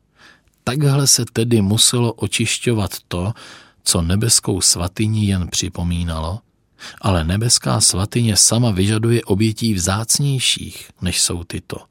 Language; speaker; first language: Czech; native; Czech